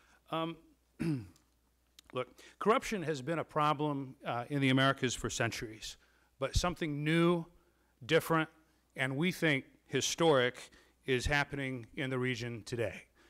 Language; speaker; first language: English; native; English